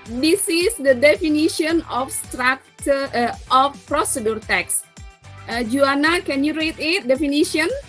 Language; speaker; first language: English; non-native, learner; Indonesian